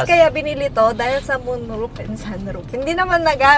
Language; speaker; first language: Filipino; native; Filipino